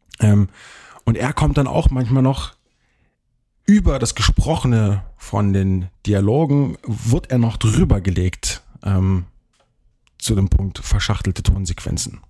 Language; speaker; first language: German; native; German